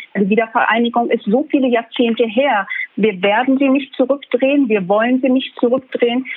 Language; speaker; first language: German; early bilingual, other home language; Turkish